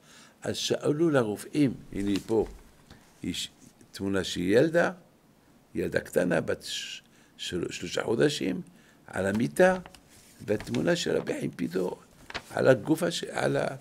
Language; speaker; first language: Hebrew; non-native, fluent; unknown